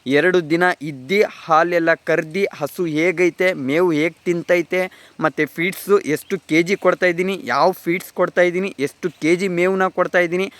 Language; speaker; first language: Kannada; native; Kannada